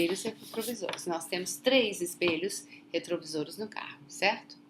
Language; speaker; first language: Portuguese; non-native, fluent; English